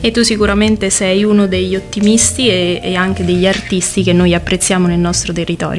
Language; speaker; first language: Italian; native; Italian